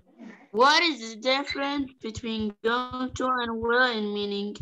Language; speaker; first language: English; non-native, learner; Arabic